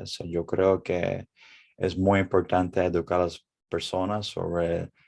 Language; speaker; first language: Spanish; early bilingual, heritage; English